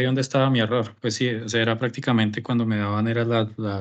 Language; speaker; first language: Spanish; native; Spanish